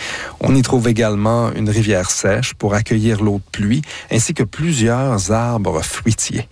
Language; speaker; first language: French; native; French